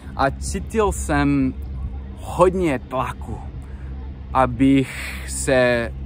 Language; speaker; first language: Czech; non-native, learner; English